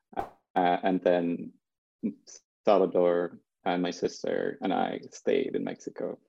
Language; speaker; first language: English; early bilingual, other home language; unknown